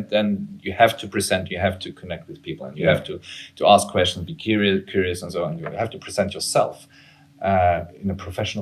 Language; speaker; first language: English; non-native, fluent; German